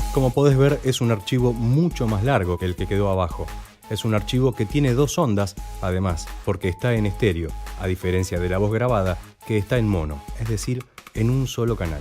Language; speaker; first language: Spanish; native; Spanish